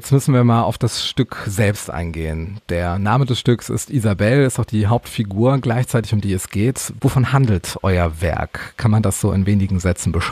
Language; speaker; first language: German; native; German